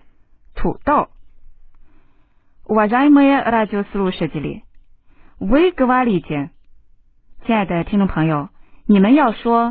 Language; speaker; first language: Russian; non-native, learner; Chinese